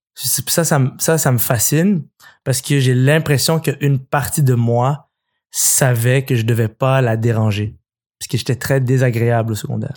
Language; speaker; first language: French; early bilingual, other home language; Arabic